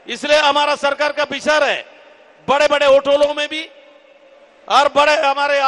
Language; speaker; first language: Hindi; native; Hindi